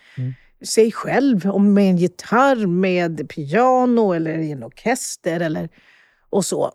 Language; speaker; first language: Swedish; early bilingual, other home language; Spanish